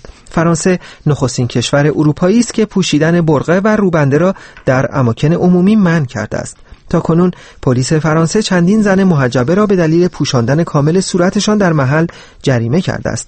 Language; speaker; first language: Persian; native; Persian